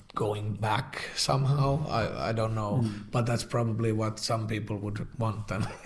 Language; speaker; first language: English; non-native, fluent; Finnish